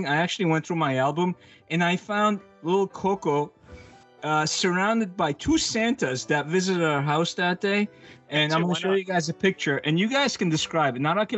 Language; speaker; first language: English; early bilingual, other home language; Arabic